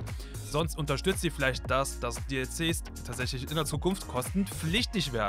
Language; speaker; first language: German; native; German